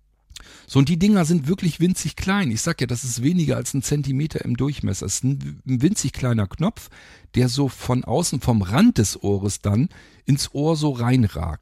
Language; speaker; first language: German; native; German